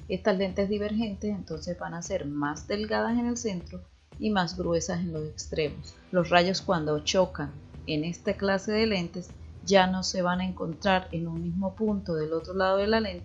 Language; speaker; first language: Spanish; native; Spanish